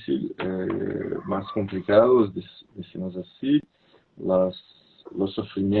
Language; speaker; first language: Spanish; non-native, fluent; Portuguese